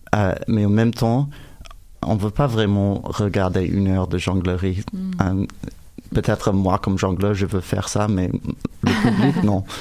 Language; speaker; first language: French; non-native, fluent; English